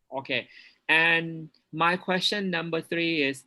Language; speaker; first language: English; non-native, fluent; Thai